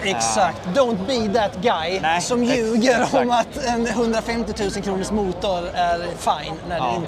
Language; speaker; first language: Swedish; native; Swedish